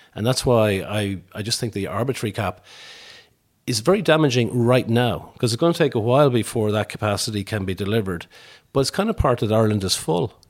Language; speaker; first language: English; native; English